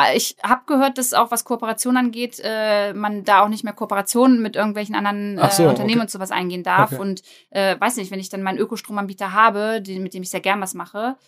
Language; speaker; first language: German; native; German